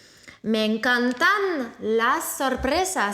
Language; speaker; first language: Spanish; non-native, fluent; French